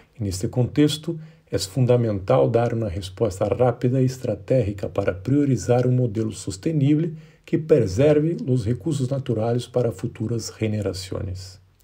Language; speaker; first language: Portuguese; native; Portuguese